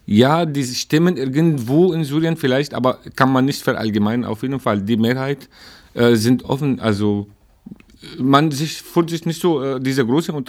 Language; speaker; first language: German; non-native, learner; Arabic